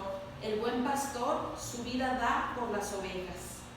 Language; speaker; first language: Spanish; native; Spanish